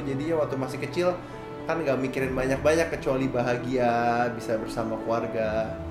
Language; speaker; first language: Indonesian; native; Indonesian